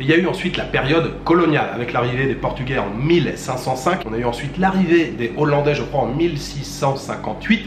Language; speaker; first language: French; native; French